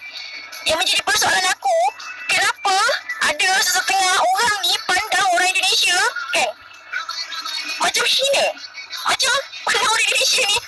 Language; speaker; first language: Malay; native; Malay